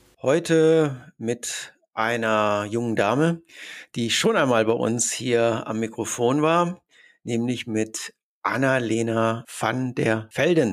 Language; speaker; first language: German; native; German